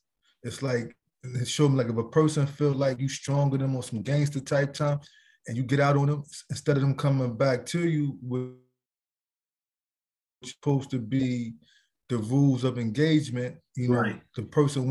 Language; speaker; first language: English; native; English